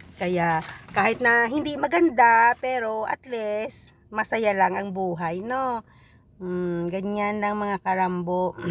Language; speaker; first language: Filipino; non-native, local second language; Hiligaynon